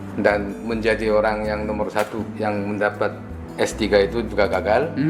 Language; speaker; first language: Indonesian; non-native, fluent; Korean